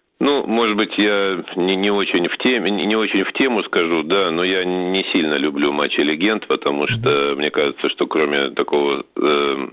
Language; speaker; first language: Russian; native; Russian